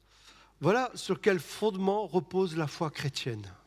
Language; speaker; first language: French; native; French